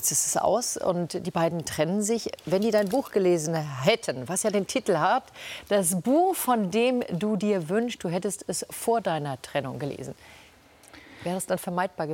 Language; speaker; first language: German; native; German